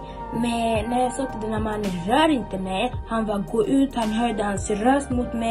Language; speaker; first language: Swedish; early bilingual, other home language; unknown